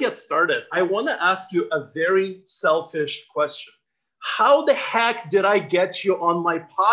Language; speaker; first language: English; non-native, fluent; Ukrainian